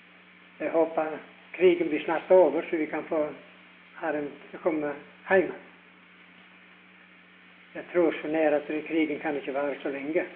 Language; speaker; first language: Norwegian; early bilingual, heritage; Norwegian